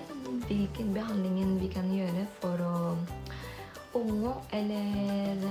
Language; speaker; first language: Norwegian; non-native, fluent; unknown